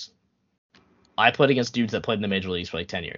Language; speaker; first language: English; native; English